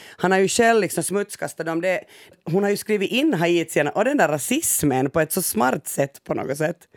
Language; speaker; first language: Swedish; native; Swedish